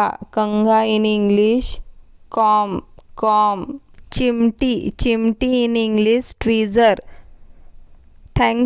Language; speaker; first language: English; non-native, local second language; Hindi